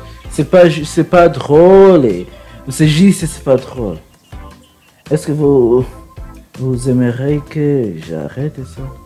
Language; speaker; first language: French; non-native, learner; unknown